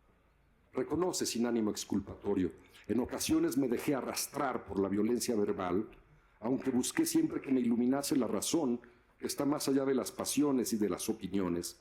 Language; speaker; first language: Spanish; native; Spanish